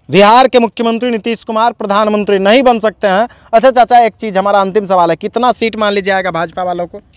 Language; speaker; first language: Hindi; native; Hindi